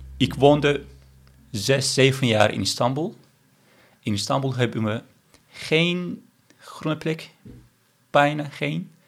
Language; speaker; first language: Dutch; non-native, learner; Turkish